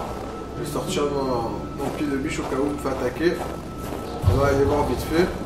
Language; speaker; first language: French; native; French